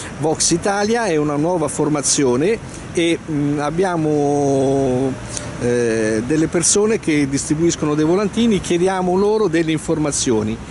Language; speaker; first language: Italian; native; Italian